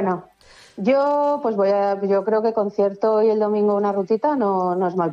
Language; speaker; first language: Spanish; native; Spanish